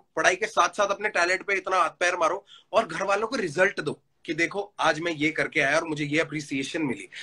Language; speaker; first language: Hindi; native; Hindi